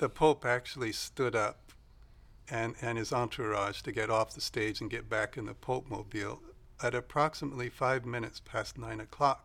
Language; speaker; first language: English; native; English